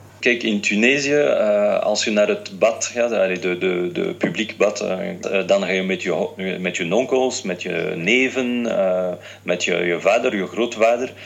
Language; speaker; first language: Dutch; non-native, fluent; French